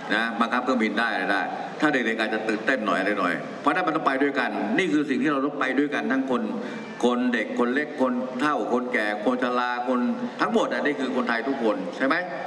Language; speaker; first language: Thai; native; Thai